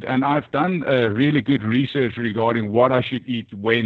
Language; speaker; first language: English; non-native, local second language; Afrikaans